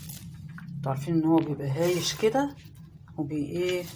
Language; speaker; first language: Arabic; native; Arabic